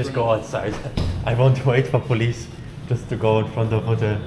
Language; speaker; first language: English; non-native, learner; German